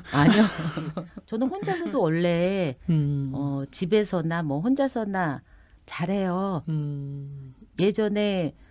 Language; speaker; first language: Korean; native; Korean